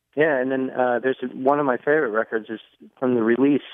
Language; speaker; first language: English; native; English